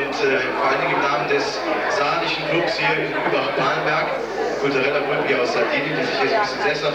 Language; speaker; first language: German; native; German